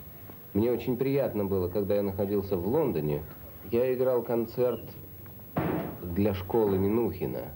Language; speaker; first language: Russian; native; Russian